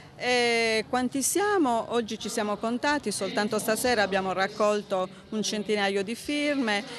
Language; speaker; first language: Italian; native; Italian